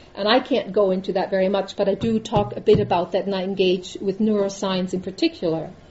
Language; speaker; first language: English; non-native, fluent; German